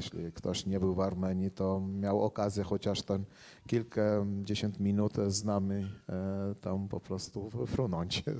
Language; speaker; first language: Polish; non-native, fluent; Armenian